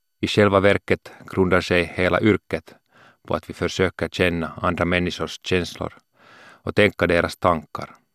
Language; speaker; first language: Swedish; non-native, local second language; Finnish